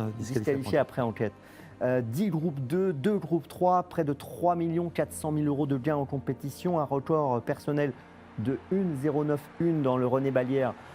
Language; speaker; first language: French; native; French